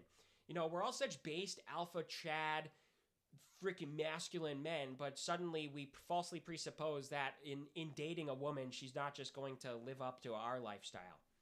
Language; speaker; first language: English; native; English